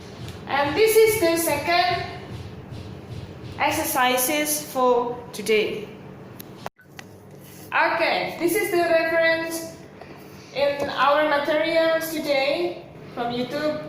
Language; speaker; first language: English; non-native, local second language; Indonesian